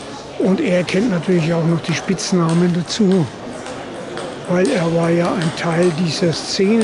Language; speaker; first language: German; native; German